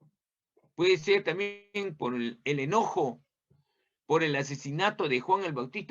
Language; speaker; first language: Spanish; native; Spanish